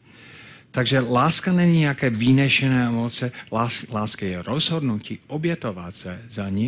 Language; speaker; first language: Czech; non-native, fluent; English